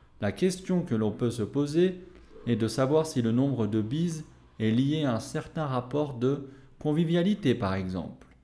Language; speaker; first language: French; native; French